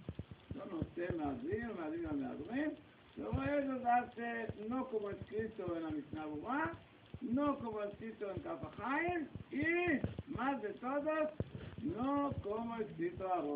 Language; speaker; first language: Spanish; non-native, learner; Hebrew